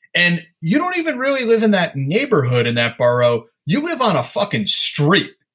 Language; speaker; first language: English; native; English